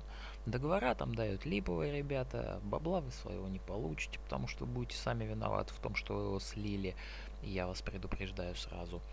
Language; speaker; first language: Russian; native; Russian